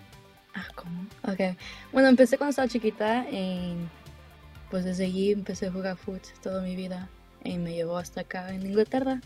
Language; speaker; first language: Spanish; early bilingual, heritage; Spanish